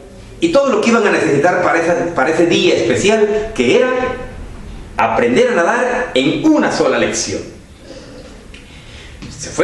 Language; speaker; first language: Spanish; native; Spanish